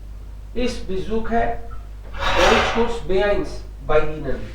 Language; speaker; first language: German; non-native, fluent; Hindi